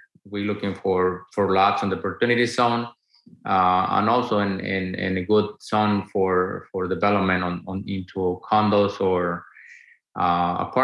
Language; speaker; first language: English; non-native, fluent; Spanish